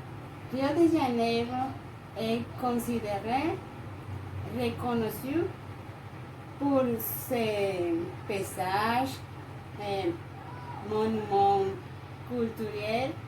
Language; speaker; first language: French; non-native, learner; Spanish